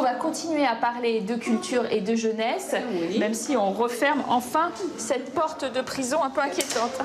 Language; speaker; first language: French; native; French